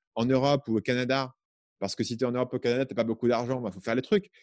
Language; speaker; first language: French; native; French